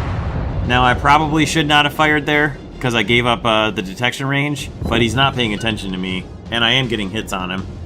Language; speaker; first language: English; native; English